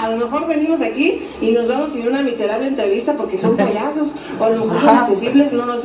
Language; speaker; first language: Spanish; native; Spanish